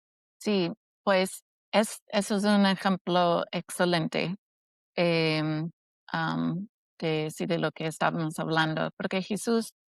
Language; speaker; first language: Spanish; non-native, fluent; English